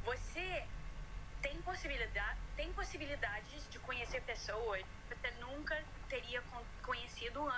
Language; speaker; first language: Portuguese; early bilingual, heritage; Portuguese